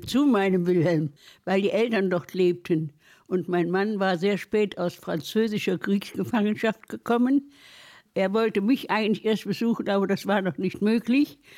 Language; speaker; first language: German; native; German